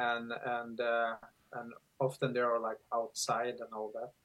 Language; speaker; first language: English; non-native, fluent; Swedish